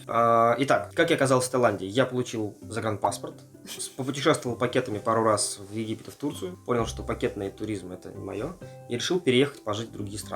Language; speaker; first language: Russian; native; Russian